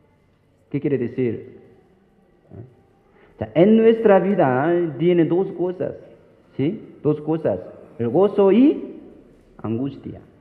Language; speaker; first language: Spanish; non-native, fluent; Korean